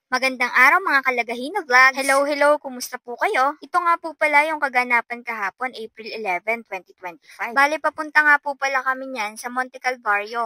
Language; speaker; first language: Filipino; non-native, local second language; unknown